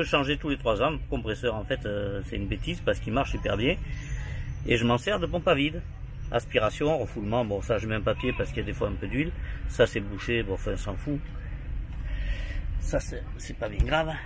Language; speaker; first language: French; native; French